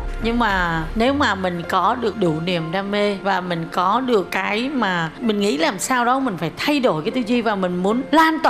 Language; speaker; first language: Vietnamese; native; Vietnamese